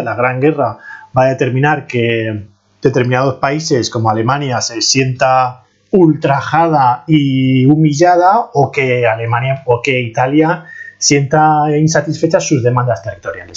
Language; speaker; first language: Spanish; native; Spanish